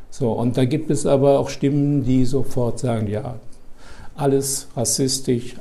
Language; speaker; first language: German; native; German